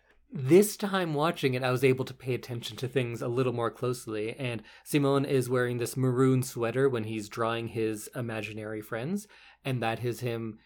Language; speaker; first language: English; native; English